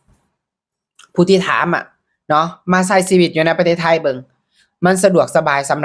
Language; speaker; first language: Thai; non-native, local second language; Northeastern Thai